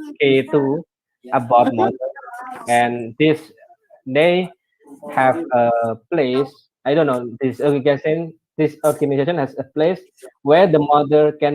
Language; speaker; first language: English; non-native, learner; Indonesian